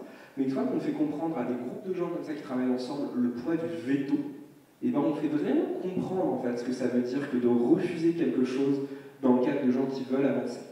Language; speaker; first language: French; native; French